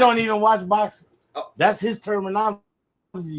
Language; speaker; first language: English; native; English